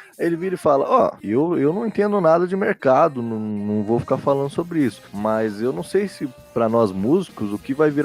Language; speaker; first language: Portuguese; native; Portuguese